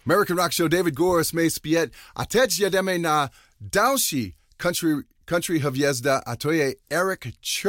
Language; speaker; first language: Czech; non-native, learner; English